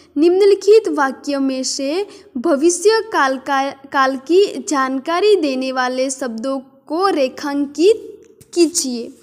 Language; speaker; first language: Hindi; non-native, local second language; Gujarati